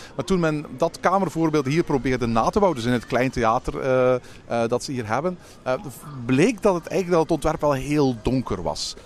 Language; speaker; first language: Dutch; native; Dutch